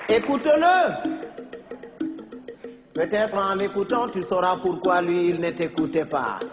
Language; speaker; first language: French; non-native, local second language; Fula